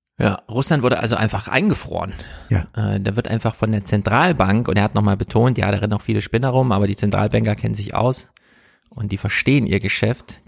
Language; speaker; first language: German; native; German